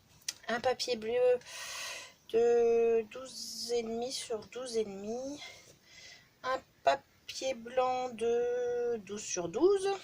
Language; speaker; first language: French; native; French